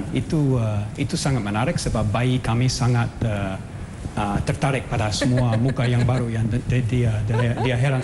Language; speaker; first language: Indonesian; non-native, fluent; English